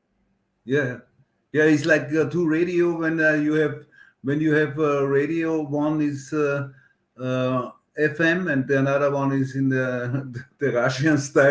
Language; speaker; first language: English; non-native, learner; German